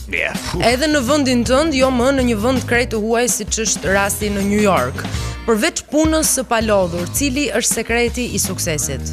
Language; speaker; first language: Albanian; native; Albanian